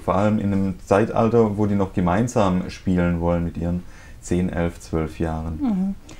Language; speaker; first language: German; native; German